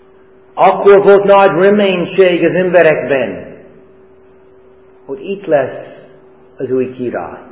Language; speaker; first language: Hungarian; non-native, fluent; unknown